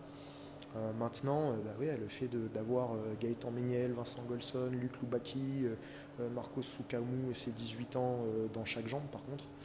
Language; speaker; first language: French; native; French